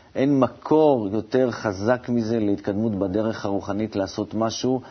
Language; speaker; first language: Hebrew; native; Hebrew